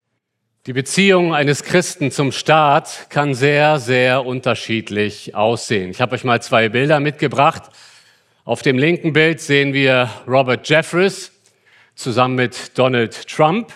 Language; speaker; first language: German; native; German